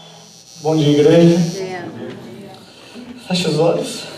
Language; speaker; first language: Portuguese; native; Portuguese